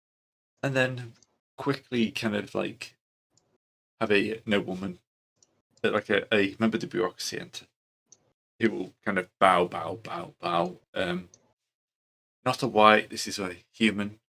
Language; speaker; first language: English; native; English